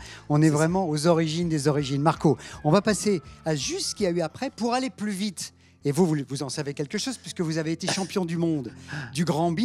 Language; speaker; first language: French; native; French